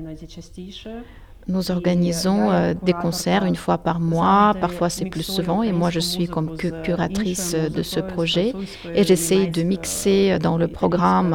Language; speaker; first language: French; non-native, fluent; Ukrainian